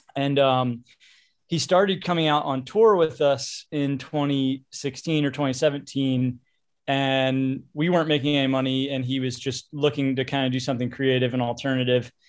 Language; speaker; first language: English; native; English